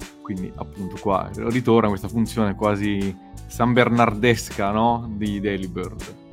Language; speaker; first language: Italian; native; Italian